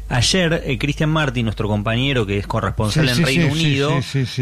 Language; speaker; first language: Spanish; native; Spanish